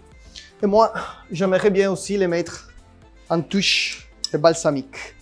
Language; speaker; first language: French; non-native, learner; Italian